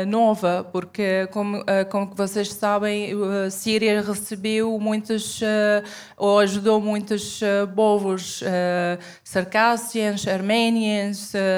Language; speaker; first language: Portuguese; non-native, fluent; Arabic